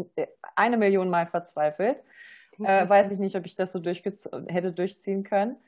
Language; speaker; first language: German; native; German